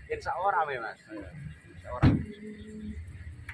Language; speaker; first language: Indonesian; non-native, local second language; Javanese